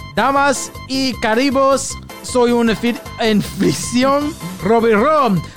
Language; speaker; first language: Spanish; non-native, learner; English